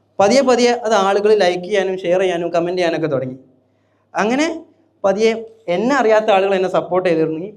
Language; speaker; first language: Malayalam; native; Malayalam